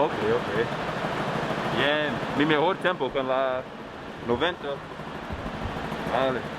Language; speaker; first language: Spanish; non-native, learner; English